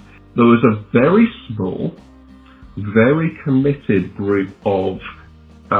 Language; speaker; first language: English; native; English